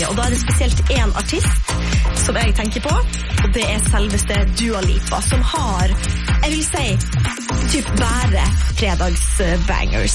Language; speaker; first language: Norwegian; native; Norwegian